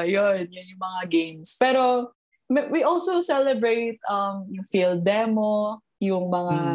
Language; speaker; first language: Filipino; early bilingual, heritage; Filipino